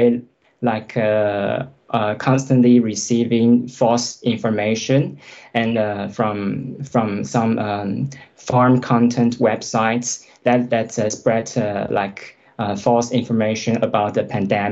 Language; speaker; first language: English; non-native, fluent; Chinese